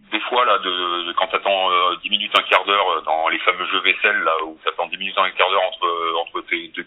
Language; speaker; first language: French; native; French